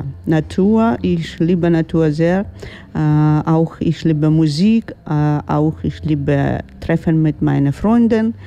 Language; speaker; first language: German; non-native, learner; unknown